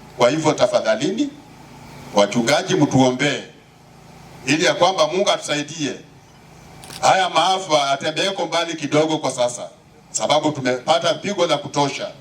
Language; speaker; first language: Swahili; non-native, local second language; Luyia